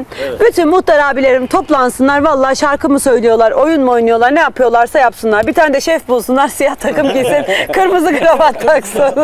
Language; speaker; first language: Turkish; native; Turkish